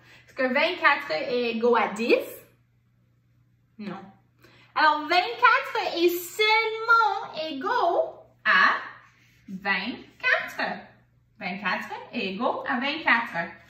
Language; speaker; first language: French; non-native, local second language; English